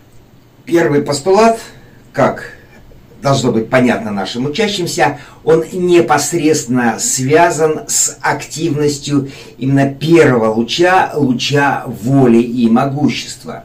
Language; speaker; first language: Russian; native; Russian